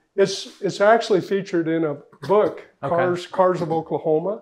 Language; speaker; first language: English; native; English